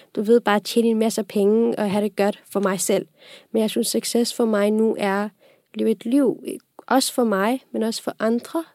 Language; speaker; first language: Danish; non-native, fluent; Urdu